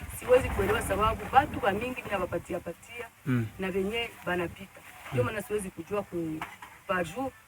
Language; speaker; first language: Swahili; native; Swahili